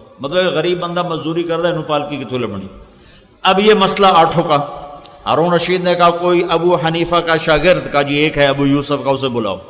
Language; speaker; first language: Urdu; non-native, local second language; Punjabi